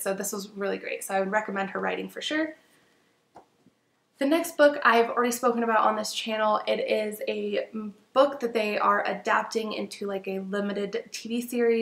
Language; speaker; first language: English; native; English